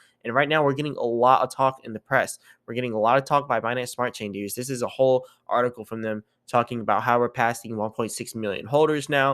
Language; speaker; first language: English; native; English